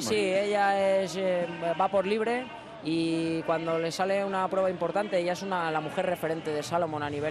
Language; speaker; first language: Spanish; native; Spanish